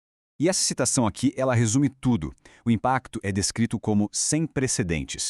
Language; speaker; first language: Portuguese; native; Portuguese